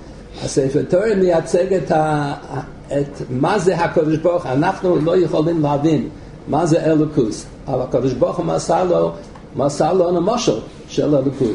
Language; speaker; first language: Hebrew; non-native, fluent; English